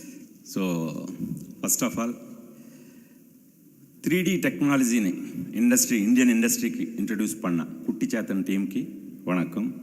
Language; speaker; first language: Tamil; non-native, fluent; Telugu